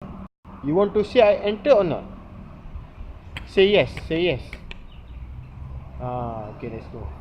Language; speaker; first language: English; non-native, local second language; Malay